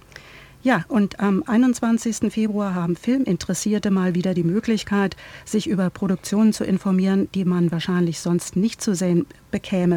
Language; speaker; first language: German; native; German